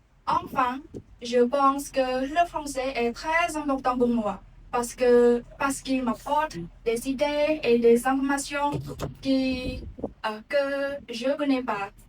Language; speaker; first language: French; non-native, learner; Khmer